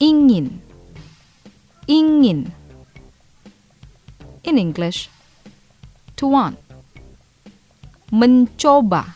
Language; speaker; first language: English; non-native, fluent; Indonesian